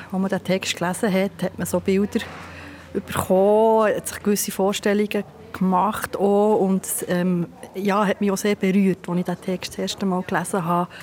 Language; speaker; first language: German; native; German